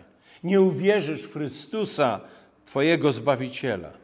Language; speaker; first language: Polish; native; Polish